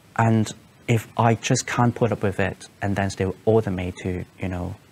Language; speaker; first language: English; non-native, local second language; Cantonese